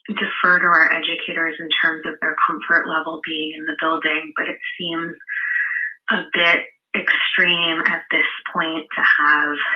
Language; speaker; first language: English; native; English